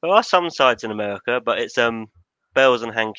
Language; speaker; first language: English; native; English